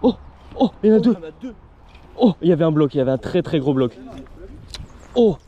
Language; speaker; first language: French; native; French